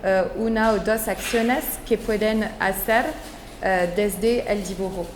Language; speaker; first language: Spanish; non-native, fluent; French